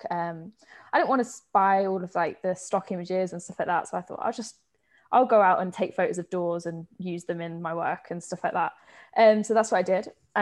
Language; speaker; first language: English; native; English